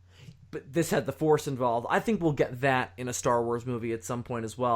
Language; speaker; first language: English; native; English